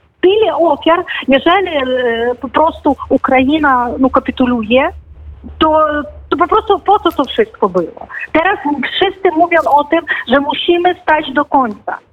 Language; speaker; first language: Polish; non-native, fluent; Ukrainian